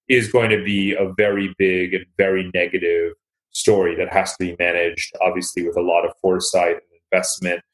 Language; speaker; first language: English; native; English